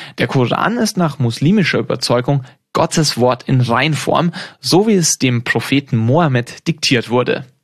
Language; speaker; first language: German; native; German